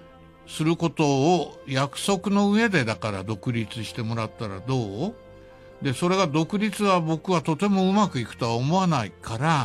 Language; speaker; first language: Japanese; native; Japanese